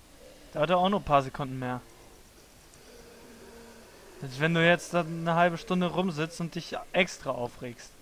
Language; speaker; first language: German; native; German